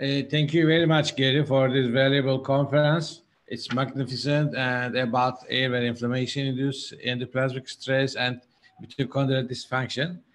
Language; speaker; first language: English; non-native, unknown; Turkish